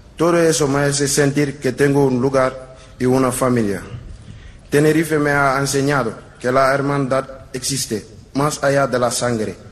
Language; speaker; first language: Spanish; non-native, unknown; Wolof